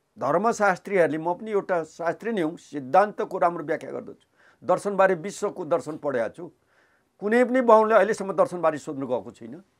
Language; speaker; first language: Nepali; non-native, local second language; Limbu